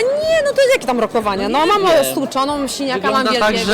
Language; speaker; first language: Polish; native; Polish